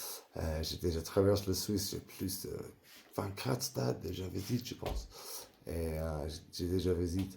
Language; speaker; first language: French; non-native, learner; English